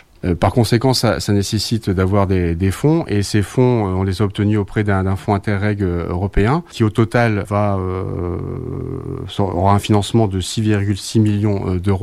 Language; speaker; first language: French; native; French